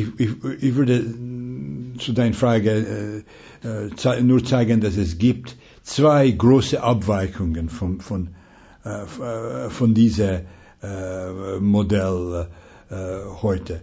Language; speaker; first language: German; non-native, fluent; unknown